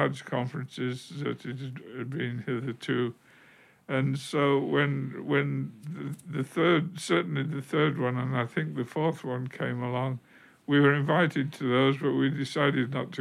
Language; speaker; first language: English; native; English